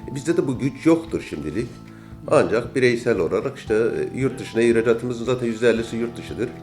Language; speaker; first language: Turkish; native; Turkish